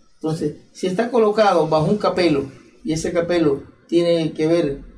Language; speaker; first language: Spanish; native; Spanish